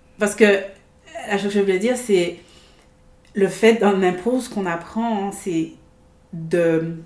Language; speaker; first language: French; native; French